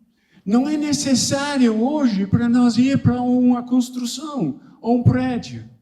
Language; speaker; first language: Portuguese; non-native, fluent; English